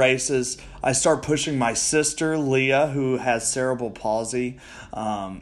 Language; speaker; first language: English; native; English